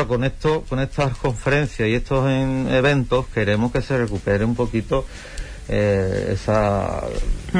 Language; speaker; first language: Spanish; native; Spanish